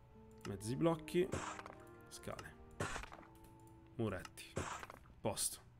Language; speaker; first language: Italian; native; Italian